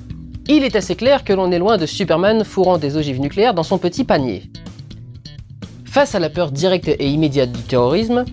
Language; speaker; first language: French; native; French